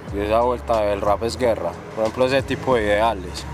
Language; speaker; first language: Spanish; native; Spanish